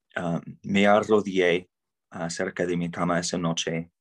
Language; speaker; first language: Spanish; non-native, fluent; English